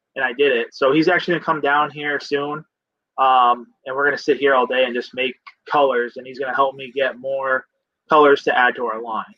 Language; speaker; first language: English; native; English